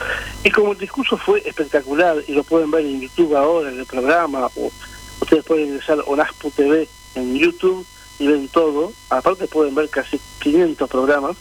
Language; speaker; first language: Spanish; native; Spanish